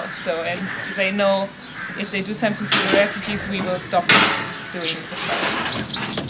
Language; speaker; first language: English; non-native, fluent; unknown